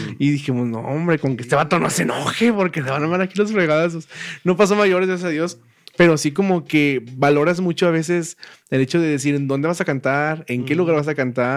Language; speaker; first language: Spanish; native; Spanish